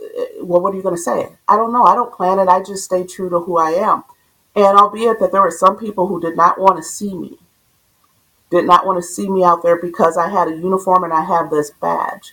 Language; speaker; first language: English; native; English